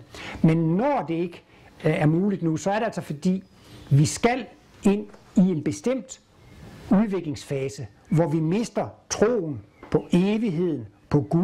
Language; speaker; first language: Danish; native; Danish